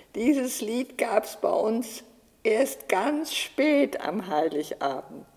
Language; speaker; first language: German; native; German